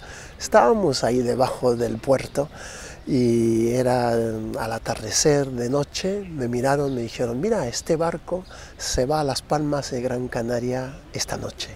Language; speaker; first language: Spanish; non-native, fluent; Krio